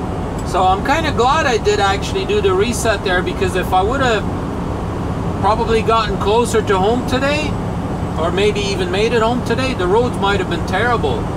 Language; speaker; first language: English; native; English